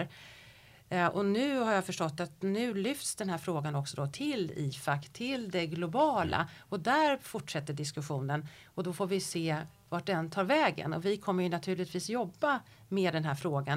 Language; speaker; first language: Swedish; native; Swedish